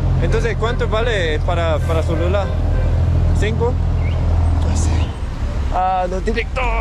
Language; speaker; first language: Spanish; non-native, learner; Korean